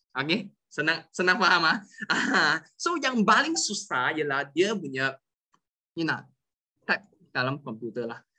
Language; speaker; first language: Malay; non-native, local second language; Chinese